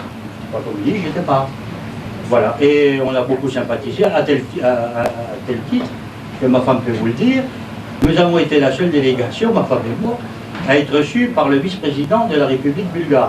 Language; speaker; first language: French; native; French